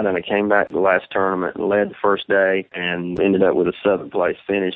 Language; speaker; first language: English; native; English